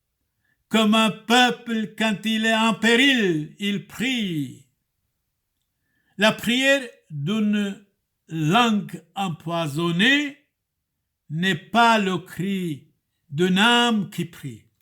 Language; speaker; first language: French; non-native, fluent; Turoyo